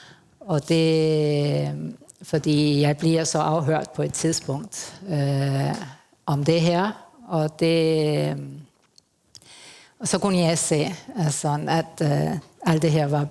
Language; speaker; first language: Danish; non-native, fluent; Spanish